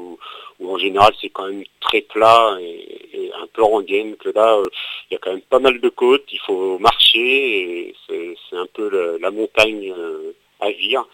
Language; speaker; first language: French; native; French